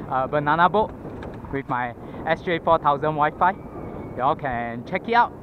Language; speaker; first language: English; non-native, local second language; Chinese